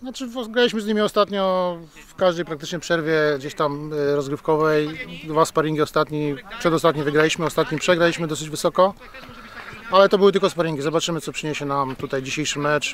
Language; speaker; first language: Polish; native; Polish